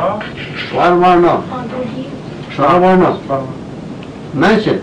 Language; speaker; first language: Russian; non-native, learner; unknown